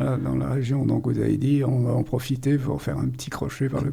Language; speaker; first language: French; native; French